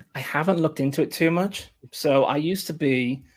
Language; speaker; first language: English; native; English